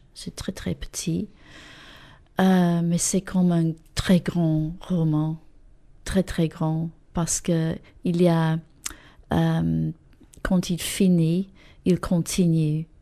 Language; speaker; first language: French; non-native, fluent; English